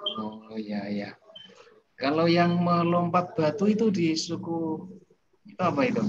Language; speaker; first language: Indonesian; native; Indonesian